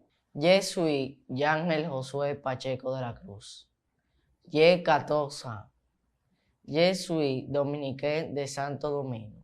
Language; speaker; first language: French; non-native, learner; Spanish